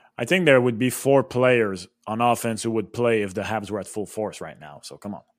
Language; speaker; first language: English; non-native, local second language; French